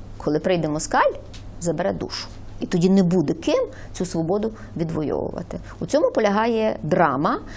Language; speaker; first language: Ukrainian; native; Ukrainian